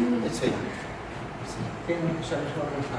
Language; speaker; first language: Hebrew; non-native, fluent; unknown